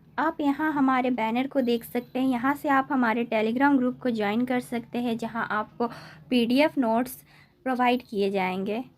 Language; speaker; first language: Hindi; native; Hindi